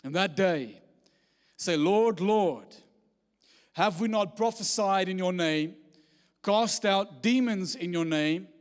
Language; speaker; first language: English; non-native, local second language; Afrikaans